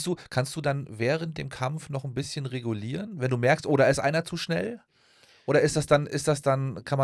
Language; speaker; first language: German; native; German